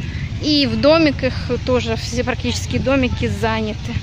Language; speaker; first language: Russian; native; Russian